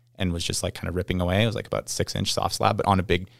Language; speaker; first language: English; native; English